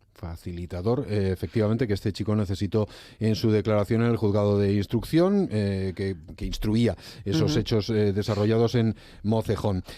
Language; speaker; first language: Spanish; native; Spanish